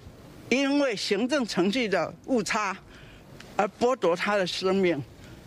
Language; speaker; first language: Chinese; native; Chinese